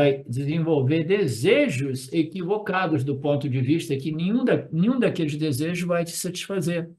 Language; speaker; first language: Portuguese; native; Portuguese